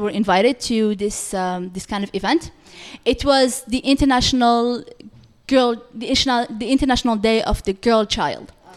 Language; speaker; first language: English; non-native, fluent; Arabic